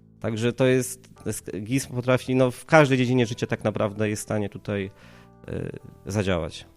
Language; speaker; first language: Polish; native; Polish